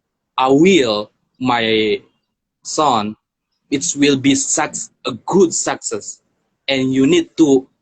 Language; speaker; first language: English; non-native, learner; Indonesian